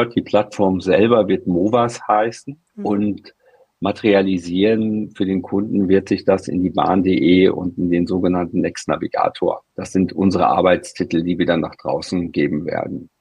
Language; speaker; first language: German; native; German